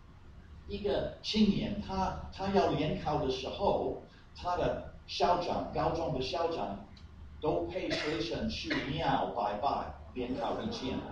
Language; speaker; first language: Chinese; non-native, fluent; English